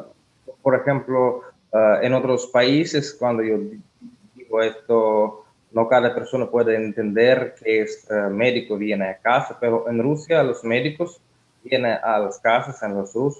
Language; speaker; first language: Spanish; non-native, learner; Russian